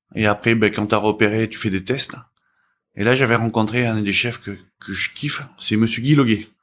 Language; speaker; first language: French; early bilingual, other home language; Korean